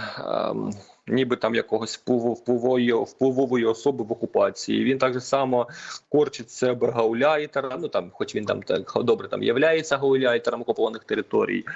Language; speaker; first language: Ukrainian; non-native, local second language; Russian